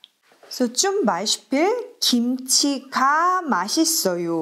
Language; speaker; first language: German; non-native, fluent; Korean